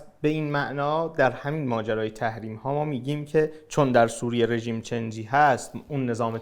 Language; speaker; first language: Persian; native; Persian